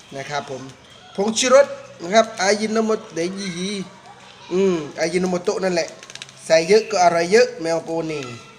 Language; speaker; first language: Thai; non-native, local second language; Khmer